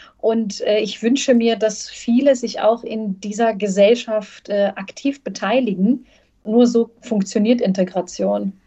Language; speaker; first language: German; early bilingual, other home language; Bosnian